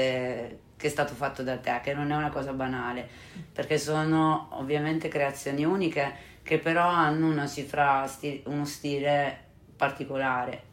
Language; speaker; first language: Italian; native; Italian